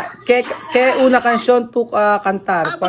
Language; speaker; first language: Spanish; non-native, learner; Filipino